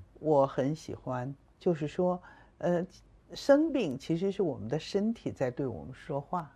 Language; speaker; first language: Chinese; native; Chinese